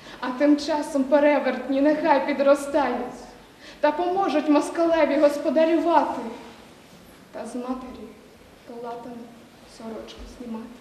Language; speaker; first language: Ukrainian; native; Ukrainian